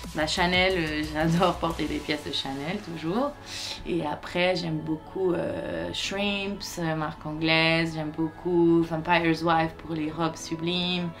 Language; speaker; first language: French; non-native, fluent; Portuguese